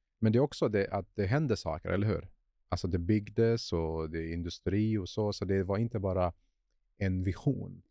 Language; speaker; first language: Swedish; non-native, fluent; Arabic